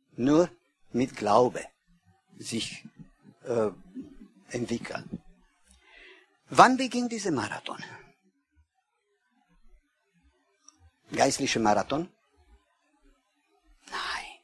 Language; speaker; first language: German; non-native, learner; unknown